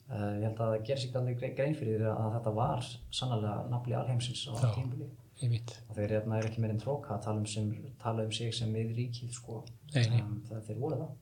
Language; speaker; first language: Icelandic; early bilingual, heritage; Icelandic